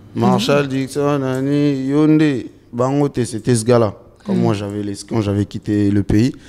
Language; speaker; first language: French; non-native, local second language; Lingala